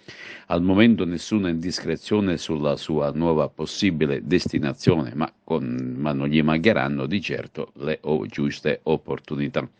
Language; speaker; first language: Italian; native; Italian